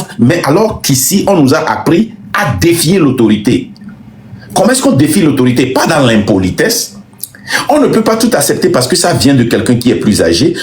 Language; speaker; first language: French; non-native, local second language; Ewe